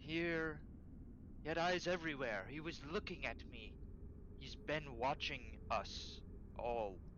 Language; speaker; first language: English; native; English